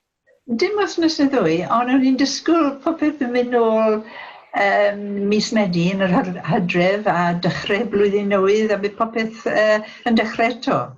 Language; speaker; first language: Welsh; non-native, local second language; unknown